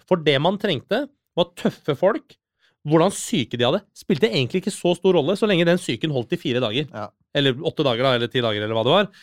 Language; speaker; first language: Norwegian; early bilingual, other home language; Persian